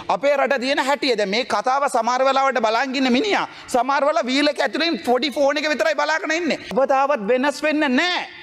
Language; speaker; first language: Sinhala; non-native, local second language; Tamil